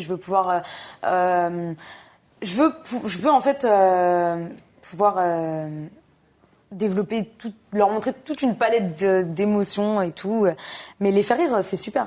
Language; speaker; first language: French; native; French